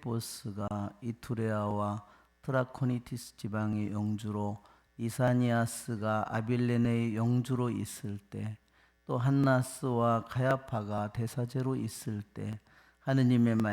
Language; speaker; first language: Korean; native; Korean